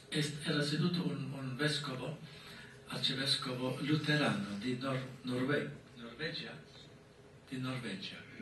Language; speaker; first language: Italian; non-native, fluent; German